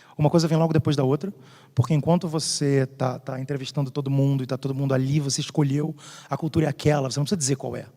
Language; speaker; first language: Portuguese; native; Portuguese